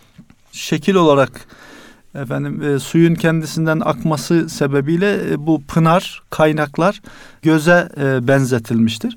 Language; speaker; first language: Turkish; native; Turkish